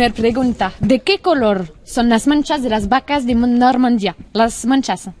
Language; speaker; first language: Spanish; non-native, learner; French